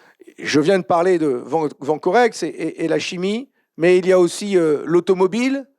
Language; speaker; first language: French; native; French